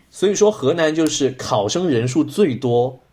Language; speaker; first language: Chinese; native; Chinese